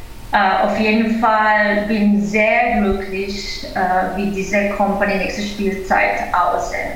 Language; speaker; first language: German; non-native, fluent; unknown